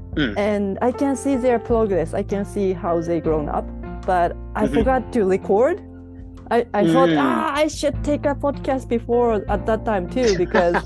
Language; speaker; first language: English; non-native, learner; Japanese